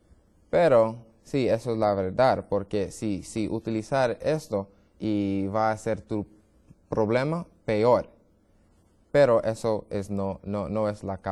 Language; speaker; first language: Spanish; non-native, learner; English